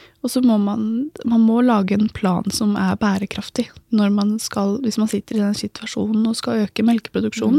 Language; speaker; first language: Norwegian; native; Norwegian